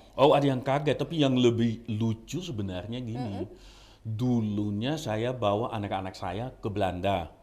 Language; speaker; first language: Indonesian; non-native, fluent; Dutch